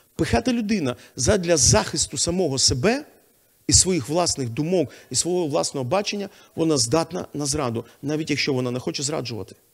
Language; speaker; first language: Ukrainian; non-native, local second language; Russian